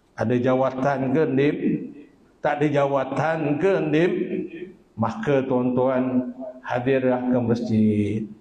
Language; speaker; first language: Malay; native; Malay